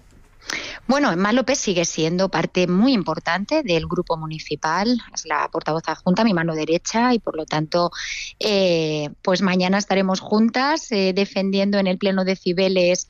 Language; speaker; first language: Spanish; native; Spanish